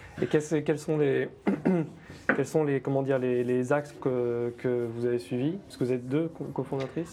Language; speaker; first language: French; native; French